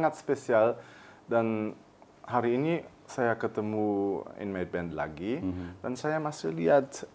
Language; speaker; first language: Indonesian; early bilingual, heritage; German